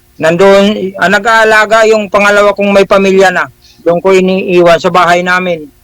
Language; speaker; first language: Filipino; native; Filipino